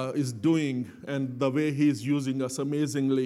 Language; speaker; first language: English; non-native, local second language; Urdu